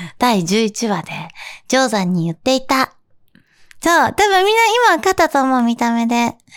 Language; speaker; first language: Japanese; native; Japanese